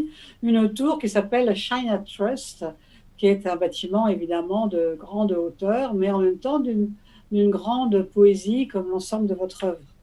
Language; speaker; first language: French; native; French